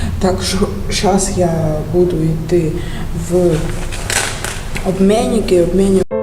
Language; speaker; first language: Ukrainian; native; Ukrainian